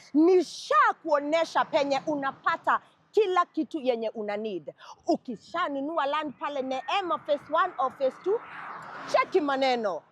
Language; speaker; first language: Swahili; native; Swahili